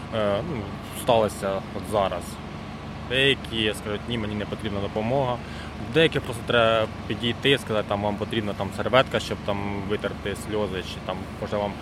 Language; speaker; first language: Ukrainian; native; Ukrainian